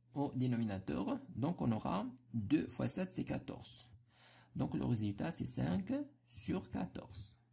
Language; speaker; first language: French; non-native, local second language; Arabic